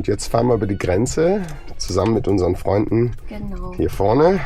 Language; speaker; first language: German; native; German